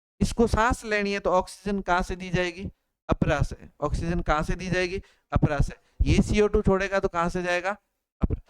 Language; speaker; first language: Hindi; native; Hindi